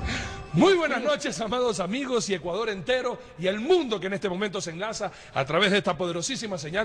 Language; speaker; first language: Spanish; native; Spanish